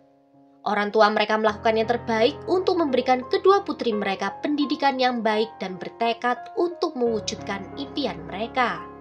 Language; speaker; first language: Indonesian; native; Indonesian